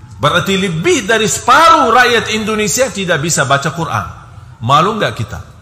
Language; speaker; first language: Indonesian; non-native, fluent; Arabic